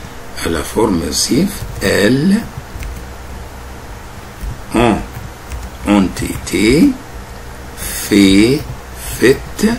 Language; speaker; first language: French; non-native, fluent; Arabic